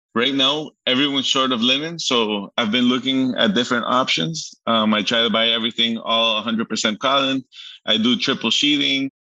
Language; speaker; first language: English; early bilingual, other home language; Spanish